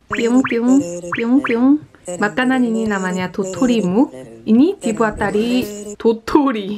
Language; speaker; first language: Indonesian; non-native, fluent; Korean